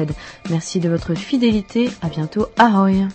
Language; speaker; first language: French; native; French